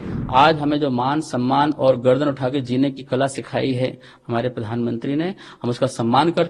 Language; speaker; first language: Hindi; native; Hindi